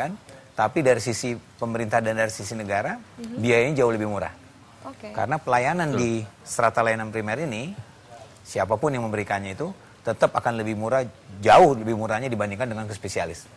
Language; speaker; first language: Indonesian; native; Indonesian